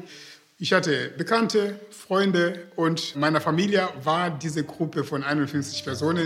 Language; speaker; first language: German; non-native, fluent; Portuguese